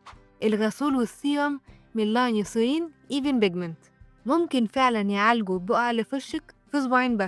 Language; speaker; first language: Arabic; native; Arabic